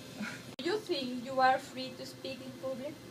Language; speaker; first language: English; non-native, learner; Spanish